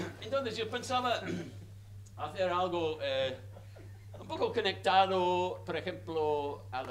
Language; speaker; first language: Spanish; non-native, fluent; English